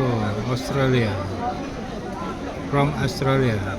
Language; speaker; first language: English; non-native, learner; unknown